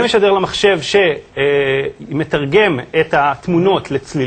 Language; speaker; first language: Hebrew; native; Hebrew